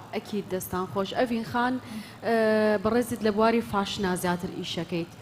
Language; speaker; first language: Central Kurdish; native; Central Kurdish